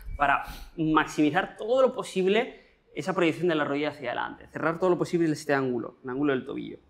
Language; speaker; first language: Spanish; native; Spanish